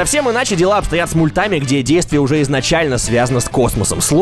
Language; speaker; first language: Russian; native; Russian